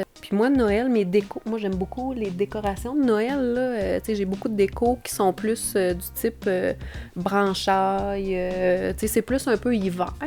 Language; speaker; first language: French; native; French